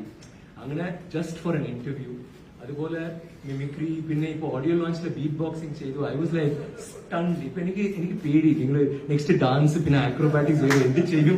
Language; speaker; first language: Malayalam; non-native, learner; Tamil